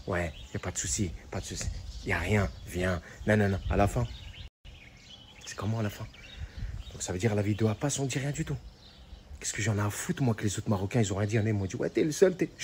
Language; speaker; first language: French; native; French